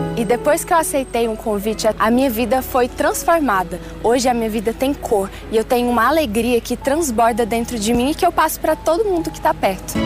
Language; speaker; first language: Portuguese; early bilingual, other home language; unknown